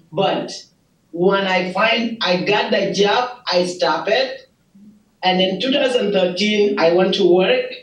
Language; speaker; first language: English; non-native, learner; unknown